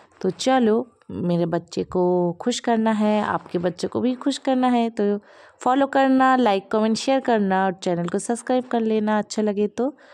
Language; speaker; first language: Hindi; non-native, local second language; Bangla